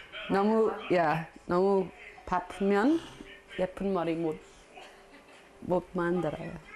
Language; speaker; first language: Korean; non-native, learner; English